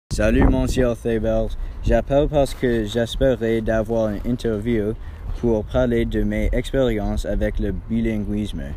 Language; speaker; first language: French; non-native, learner; English